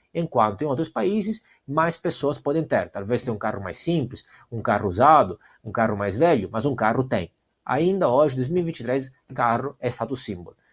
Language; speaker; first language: Portuguese; non-native, fluent; Italian